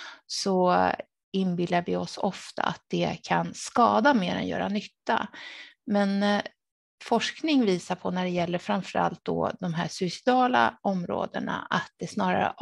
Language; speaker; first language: Swedish; native; Swedish